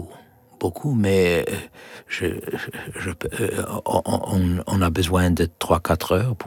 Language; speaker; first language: French; non-native, learner; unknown